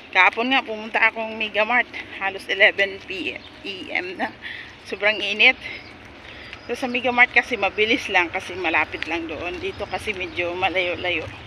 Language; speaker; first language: Filipino; non-native, local second language; Hiligaynon